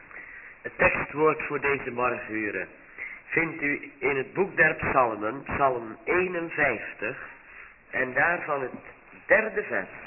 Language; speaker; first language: Dutch; native; Dutch